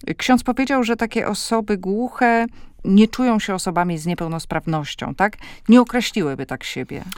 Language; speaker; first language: Polish; native; Polish